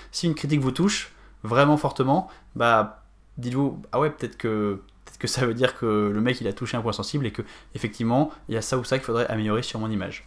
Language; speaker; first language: French; native; French